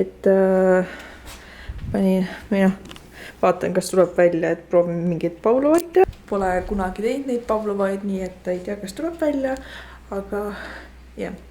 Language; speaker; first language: Estonian; native; Estonian